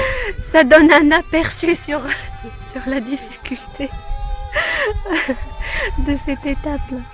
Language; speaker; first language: French; non-native, local second language; Arabic